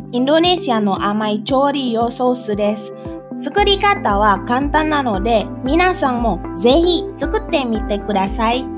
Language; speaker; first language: Japanese; non-native, fluent; Indonesian